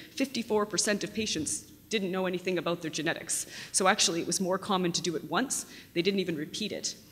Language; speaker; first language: English; native; English